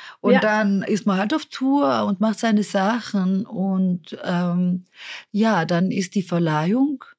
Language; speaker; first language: German; early bilingual, other home language; Serbian